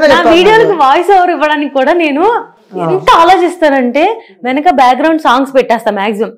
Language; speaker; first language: Telugu; native; Telugu